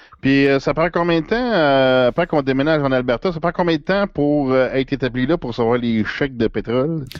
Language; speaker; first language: French; native; French